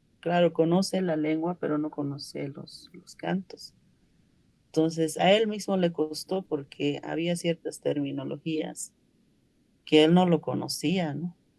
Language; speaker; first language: Spanish; non-native, local second language; Aymara